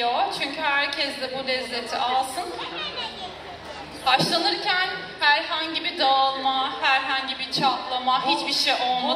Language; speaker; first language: Turkish; native; Turkish